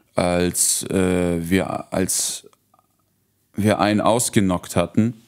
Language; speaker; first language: German; early bilingual, heritage; Russian